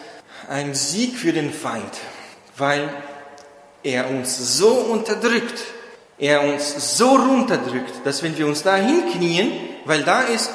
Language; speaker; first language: German; non-native, fluent; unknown